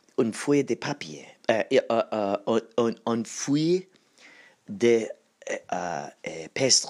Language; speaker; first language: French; non-native, learner; English